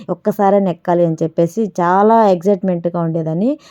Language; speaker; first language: Telugu; native; Telugu